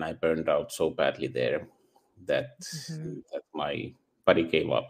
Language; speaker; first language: English; non-native, fluent; Finnish